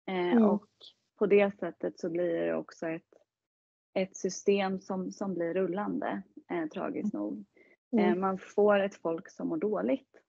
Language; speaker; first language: Swedish; native; Swedish